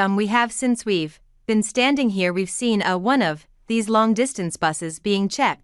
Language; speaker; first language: English; non-native, fluent; German